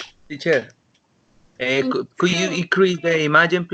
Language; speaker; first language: English; non-native, learner; Spanish